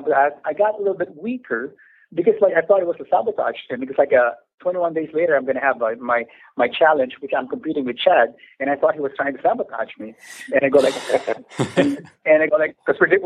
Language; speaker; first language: English; non-native, local second language; Filipino